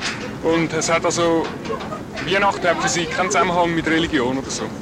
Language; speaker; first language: German; native; German